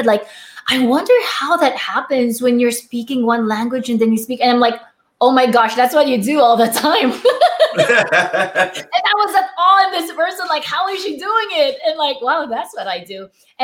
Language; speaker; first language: English; non-native, local second language; Filipino